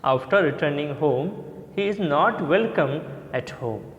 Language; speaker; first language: English; non-native, local second language; Marathi